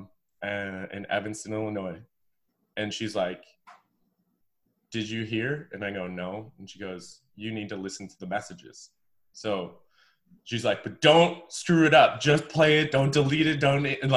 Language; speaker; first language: English; native; English